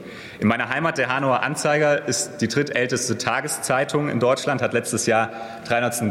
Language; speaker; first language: German; native; German